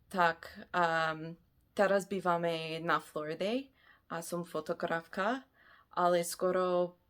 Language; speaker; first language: Slovak; non-native, fluent; English